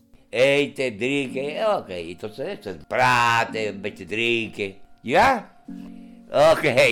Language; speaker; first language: Dutch; non-native, learner; Spanish